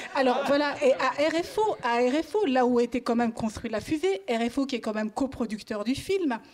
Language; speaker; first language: French; native; French